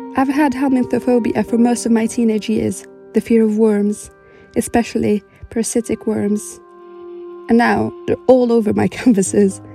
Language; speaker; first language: English; non-native, fluent; Arabic